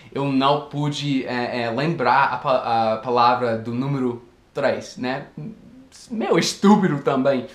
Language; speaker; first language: Portuguese; non-native, fluent; English